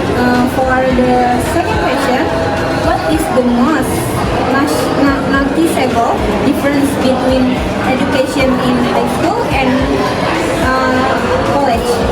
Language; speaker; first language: English; non-native, learner; Indonesian